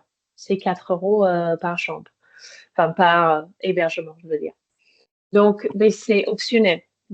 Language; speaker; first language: French; native; French